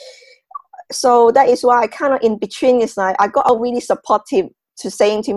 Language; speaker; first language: English; non-native, local second language; Cantonese